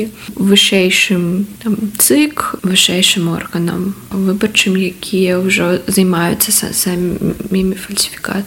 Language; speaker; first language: Belarusian; native; Belarusian